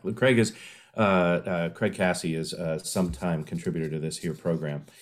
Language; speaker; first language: English; native; English